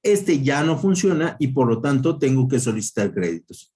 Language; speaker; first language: Spanish; native; Spanish